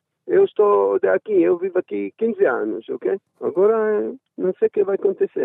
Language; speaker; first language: Portuguese; non-native, learner; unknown